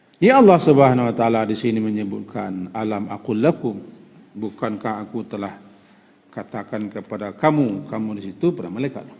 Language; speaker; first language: Malay; non-native, local second language; Minangkabau